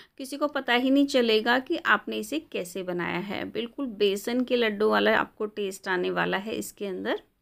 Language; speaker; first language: Hindi; native; Hindi